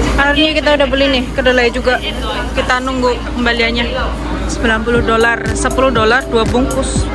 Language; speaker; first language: Indonesian; non-native, local second language; Javanese